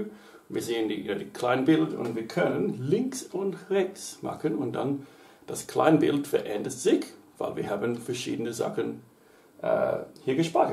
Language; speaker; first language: German; non-native, learner; English